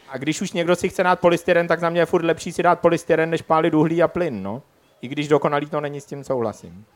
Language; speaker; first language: Czech; native; Czech